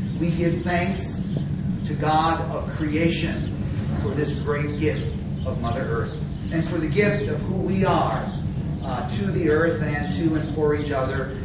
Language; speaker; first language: English; native; English